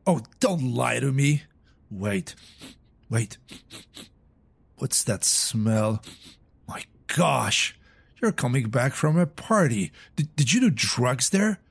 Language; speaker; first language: English; non-native, fluent; Polish